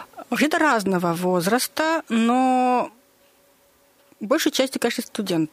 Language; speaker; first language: Russian; native; Russian